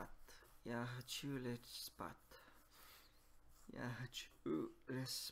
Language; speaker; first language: Russian; non-native, learner; English